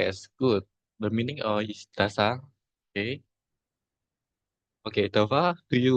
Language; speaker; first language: English; non-native, learner; Indonesian